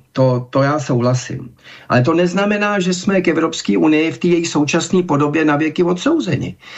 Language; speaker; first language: Czech; native; Czech